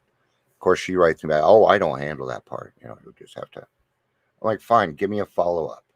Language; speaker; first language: English; native; English